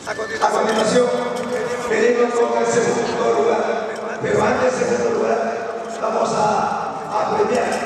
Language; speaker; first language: Spanish; native; Spanish